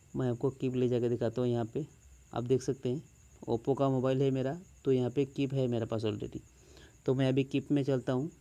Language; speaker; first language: Hindi; non-native, local second language; Bangla